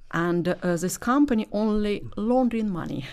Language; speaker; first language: English; non-native, learner; Russian